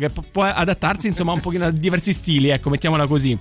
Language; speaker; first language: Italian; native; Italian